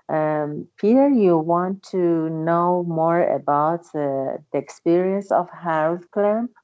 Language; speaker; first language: English; non-native, learner; Persian